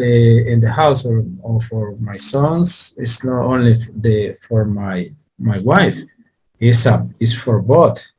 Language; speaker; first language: English; non-native, learner; Spanish